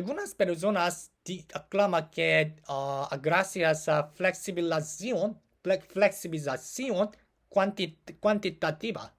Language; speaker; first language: Spanish; non-native, learner; Korean